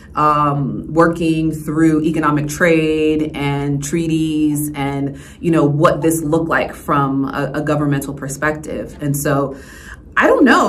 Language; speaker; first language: English; native; English